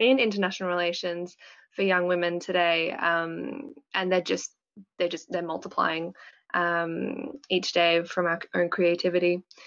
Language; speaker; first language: English; native; English